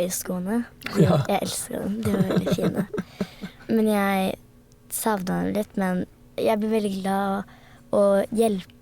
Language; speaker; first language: Norwegian; native; Norwegian